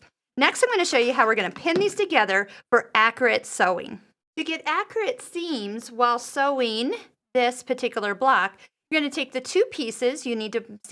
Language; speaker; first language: English; native; English